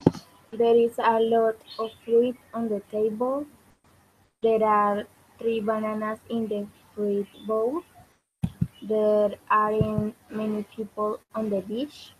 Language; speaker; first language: English; non-native, learner; Spanish